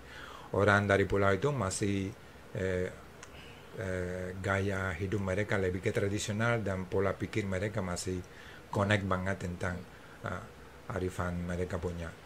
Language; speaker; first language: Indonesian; non-native, fluent; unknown